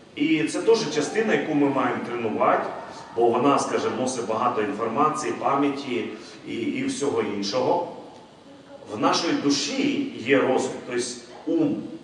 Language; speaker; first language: Ukrainian; non-native, local second language; Russian